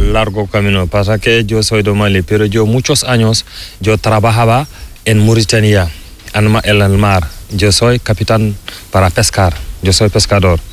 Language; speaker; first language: Spanish; non-native, learner; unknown